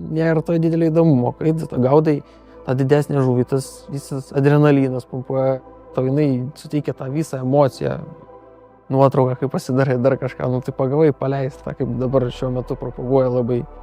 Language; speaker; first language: Lithuanian; native; Lithuanian